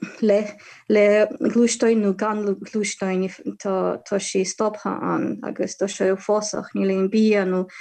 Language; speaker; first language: Irish; non-native, fluent; Ukrainian